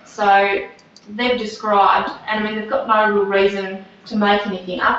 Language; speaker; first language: English; native; English